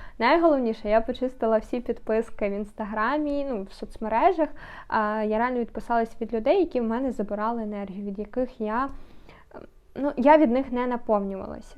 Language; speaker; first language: Ukrainian; non-native, local second language; Russian